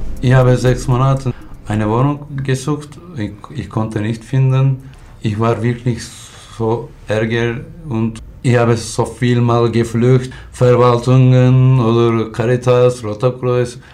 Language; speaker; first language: German; non-native, learner; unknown